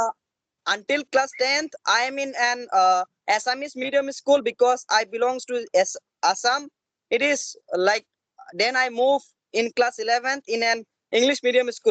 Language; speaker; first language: English; non-native, learner; Assamese